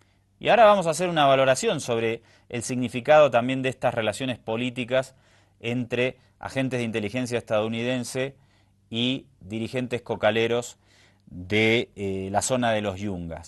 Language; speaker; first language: Spanish; native; Spanish